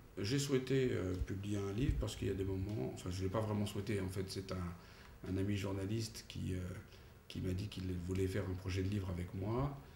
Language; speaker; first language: French; early bilingual, other home language; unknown